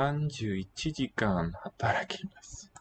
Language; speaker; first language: Japanese; non-native, learner; English